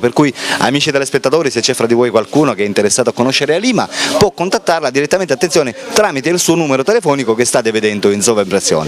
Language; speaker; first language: Italian; native; Italian